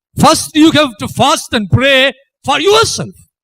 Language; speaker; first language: English; non-native, local second language; Tamil